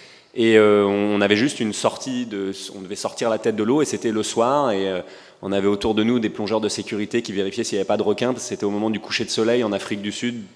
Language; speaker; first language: French; native; French